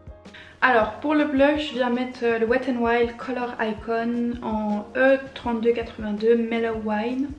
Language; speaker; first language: French; native; French